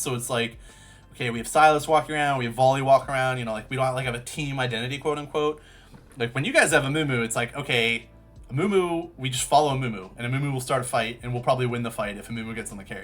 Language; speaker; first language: English; native; English